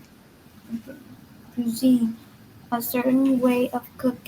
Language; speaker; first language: English; non-native, learner; Vietnamese